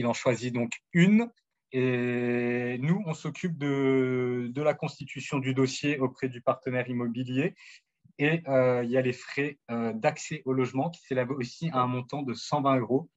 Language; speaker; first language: French; native; French